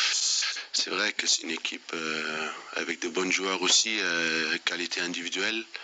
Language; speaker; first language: French; non-native, fluent; Danish